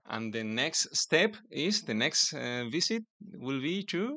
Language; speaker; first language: English; non-native, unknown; Spanish